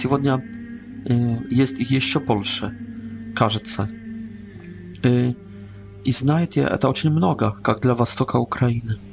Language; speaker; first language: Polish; non-native, learner; Russian